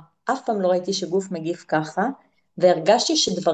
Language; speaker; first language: Hebrew; native; Hebrew